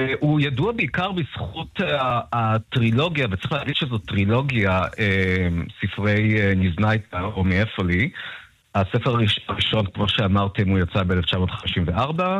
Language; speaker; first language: Hebrew; early bilingual, other home language; Russian